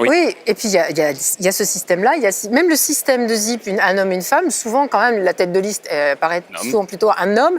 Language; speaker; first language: French; native; French